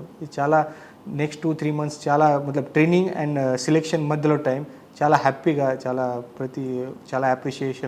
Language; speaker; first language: Telugu; non-native, local second language; Marathi